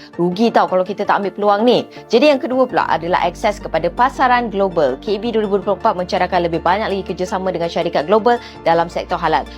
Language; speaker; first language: Malay; native; Malay